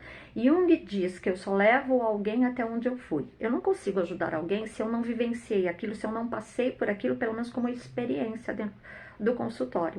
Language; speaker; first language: Portuguese; native; Portuguese